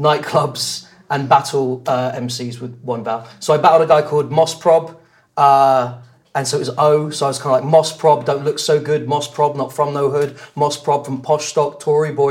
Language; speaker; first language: English; native; English